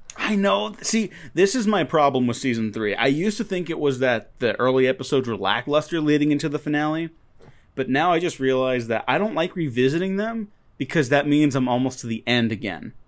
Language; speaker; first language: English; early bilingual, other home language; Spanish